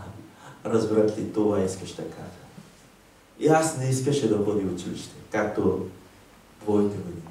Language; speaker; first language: Bulgarian; non-native, learner; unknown